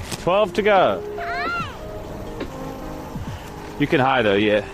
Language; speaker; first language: English; native; English